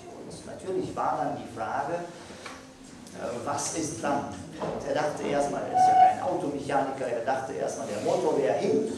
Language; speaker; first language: German; non-native, fluent; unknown